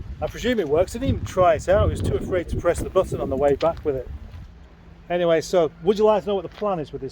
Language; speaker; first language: English; native; English